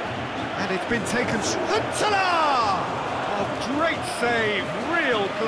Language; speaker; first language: English; native; English